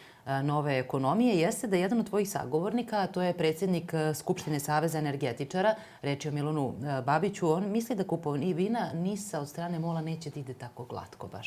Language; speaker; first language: Serbian; native; Serbian